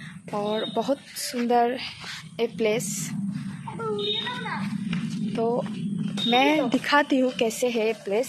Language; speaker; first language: Hindi; non-native, local second language; Bangla